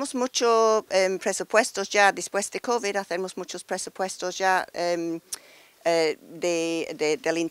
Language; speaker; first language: Spanish; non-native, learner; English